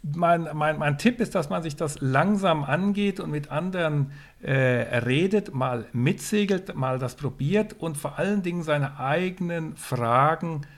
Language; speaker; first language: German; non-native, fluent; Swedish